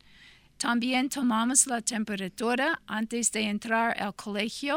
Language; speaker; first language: Spanish; non-native, fluent; English